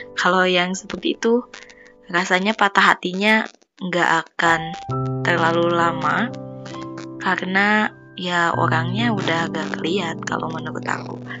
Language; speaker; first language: Indonesian; non-native, local second language; Sundanese